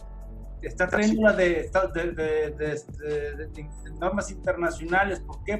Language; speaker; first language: Spanish; native; Spanish